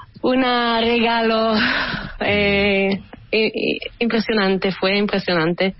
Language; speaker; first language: Spanish; early bilingual, heritage; Hebrew